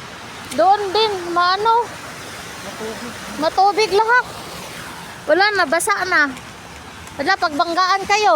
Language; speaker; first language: Filipino; non-native, local second language; Cebuano